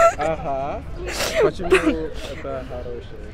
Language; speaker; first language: Russian; non-native, learner; English